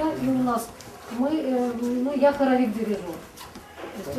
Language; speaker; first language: Russian; native; Russian